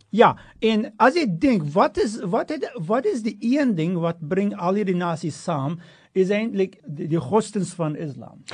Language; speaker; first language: Afrikaans; non-native, fluent; Turkish